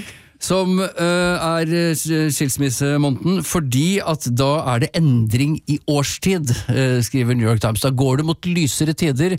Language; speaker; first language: Norwegian; native; Norwegian